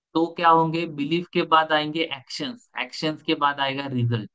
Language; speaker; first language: Hindi; non-native, local second language; Marathi